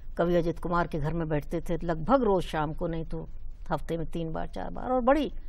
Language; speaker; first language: Hindi; native; Hindi